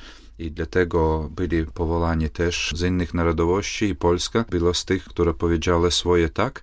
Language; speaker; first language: Polish; non-native, fluent; Latvian